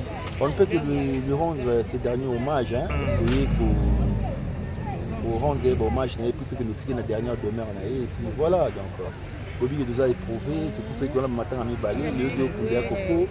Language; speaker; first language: French; non-native, local second language; Lingala